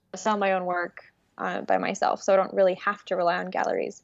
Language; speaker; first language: English; early bilingual, other home language; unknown